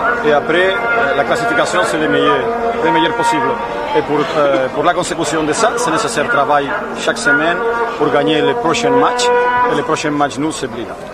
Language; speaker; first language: French; non-native, learner; Spanish